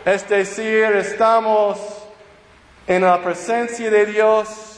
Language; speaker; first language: Spanish; non-native, fluent; English